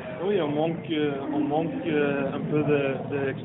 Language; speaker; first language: French; non-native, learner; Norwegian